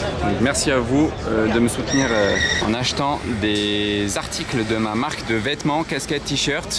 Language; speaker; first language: French; native; French